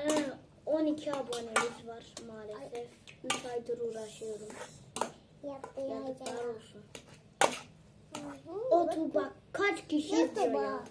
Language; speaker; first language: Turkish; early bilingual, other home language; Persian